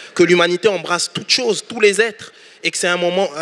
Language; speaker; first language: French; native; French